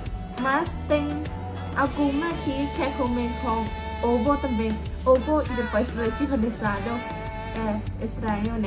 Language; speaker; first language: Portuguese; non-native, learner; Thai